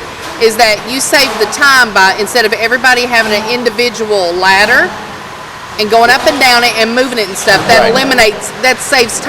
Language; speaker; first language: English; native; English